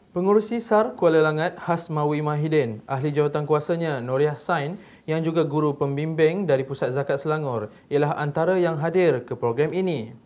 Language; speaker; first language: Malay; native; Malay